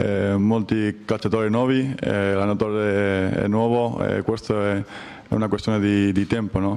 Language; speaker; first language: Italian; non-native, learner; Spanish